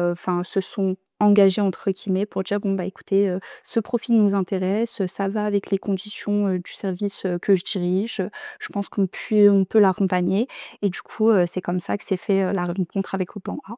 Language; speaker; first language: French; native; French